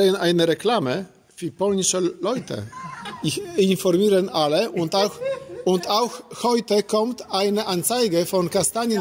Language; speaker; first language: German; non-native, learner; Polish